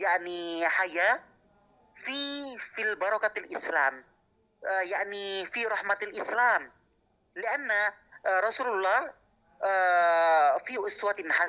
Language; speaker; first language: Arabic; non-native, learner; Indonesian